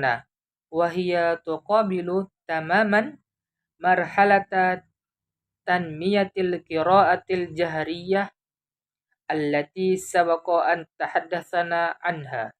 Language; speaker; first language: Arabic; non-native, fluent; Indonesian